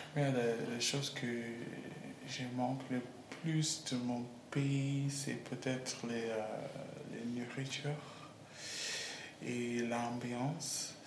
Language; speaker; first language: French; non-native, learner; English